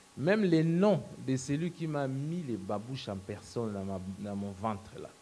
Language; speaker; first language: French; non-native, local second language; Lingala